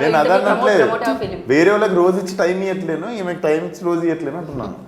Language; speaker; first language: Telugu; native; Telugu